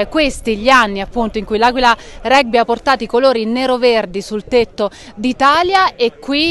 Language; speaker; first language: Italian; native; Italian